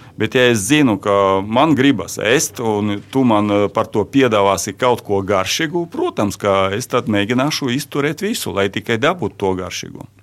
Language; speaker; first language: Latvian; non-native, local second language; Russian